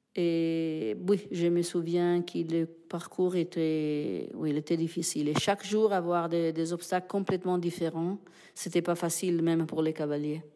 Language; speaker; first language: French; non-native, fluent; Italian